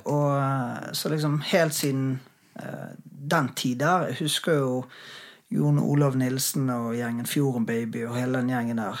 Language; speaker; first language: Norwegian; native; Norwegian